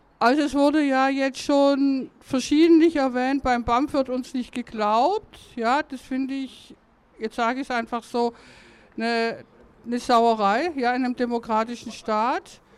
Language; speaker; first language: German; native; German